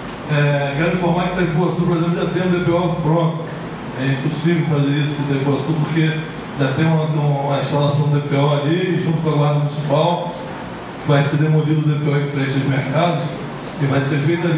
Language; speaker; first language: Portuguese; native; Portuguese